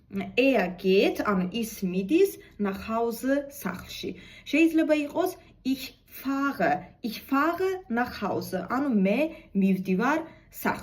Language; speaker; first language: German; non-native, fluent; Georgian